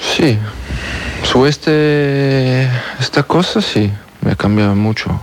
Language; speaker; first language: Spanish; non-native, learner; French